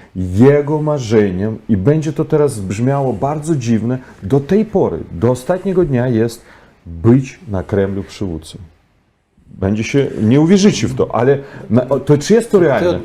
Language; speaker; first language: Polish; non-native, fluent; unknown